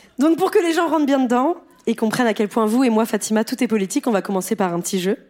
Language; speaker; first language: French; native; French